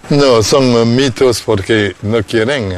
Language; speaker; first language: Spanish; non-native, fluent; Haitian Creole